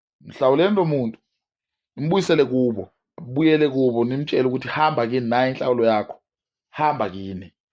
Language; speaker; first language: Zulu; non-native, local second language; Swati